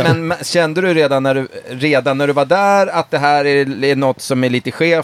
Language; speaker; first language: Swedish; native; Swedish